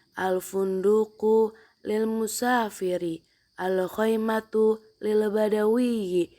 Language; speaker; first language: Arabic; non-native, fluent; Indonesian